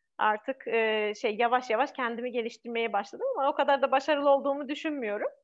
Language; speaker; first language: Turkish; non-native, fluent; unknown